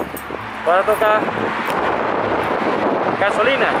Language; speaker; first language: Spanish; native; Spanish